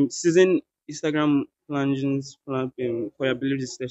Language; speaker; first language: Turkish; non-native, learner; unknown